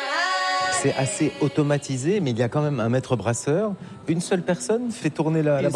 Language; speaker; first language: French; native; French